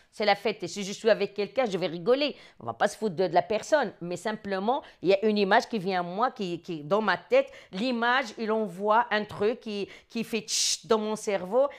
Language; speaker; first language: French; non-native, local second language; Arabic